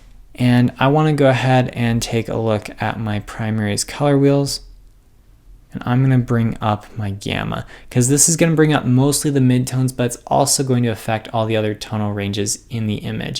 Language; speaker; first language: English; native; English